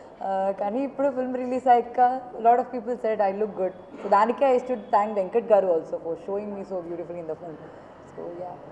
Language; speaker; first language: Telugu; non-native, fluent; Malayalam